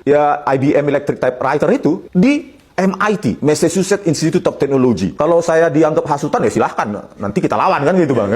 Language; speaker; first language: Indonesian; native; Indonesian